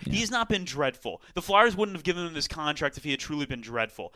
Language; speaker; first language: English; native; English